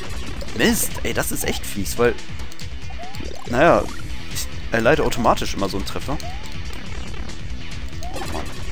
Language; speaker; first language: German; native; German